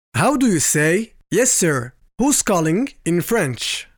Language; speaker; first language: English; non-native, fluent; French